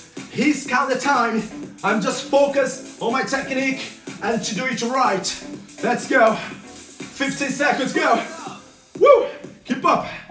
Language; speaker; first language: English; non-native, fluent; Portuguese